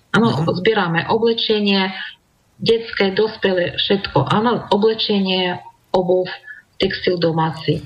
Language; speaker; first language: Slovak; non-native, fluent; Russian